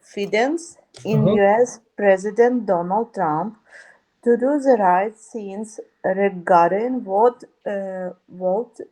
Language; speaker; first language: English; non-native, learner; Ukrainian